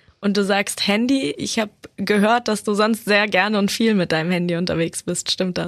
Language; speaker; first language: German; native; German